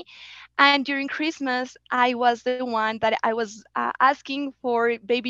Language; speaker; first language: English; non-native, fluent; Spanish